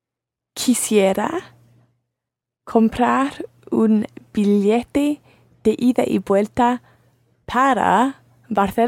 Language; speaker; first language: Spanish; non-native, learner; English